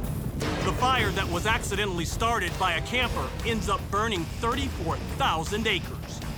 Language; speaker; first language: English; native; English